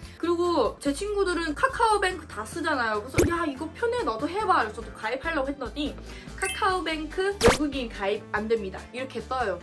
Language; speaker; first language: Korean; non-native, fluent; Thai